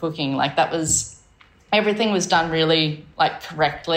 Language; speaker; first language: English; native; English